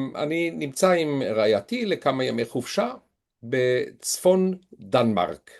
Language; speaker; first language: Hebrew; non-native, fluent; Swiss German